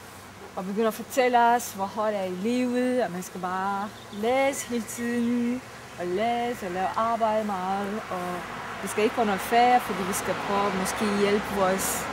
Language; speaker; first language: Danish; non-native, fluent; Romanian